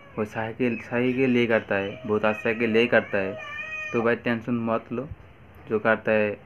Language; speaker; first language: Hindi; non-native, local second language; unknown